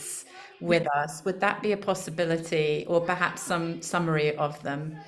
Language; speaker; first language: English; native; English